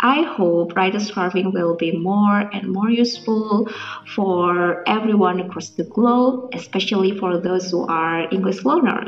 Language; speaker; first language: English; non-native, fluent; Indonesian